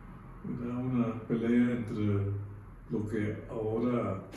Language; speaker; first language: Spanish; non-native, fluent; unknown